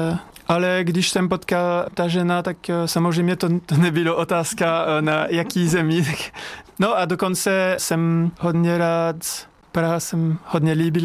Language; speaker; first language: Czech; non-native, learner; French